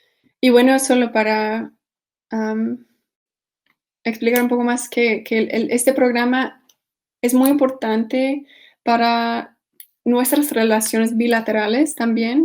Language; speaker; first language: Spanish; non-native, fluent; English